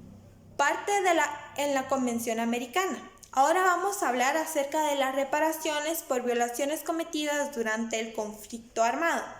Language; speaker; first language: Spanish; native; Spanish